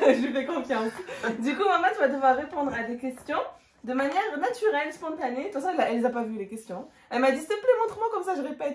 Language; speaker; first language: French; native; French